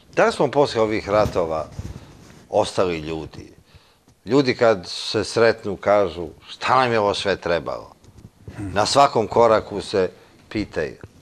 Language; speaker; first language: Serbian; native; Serbian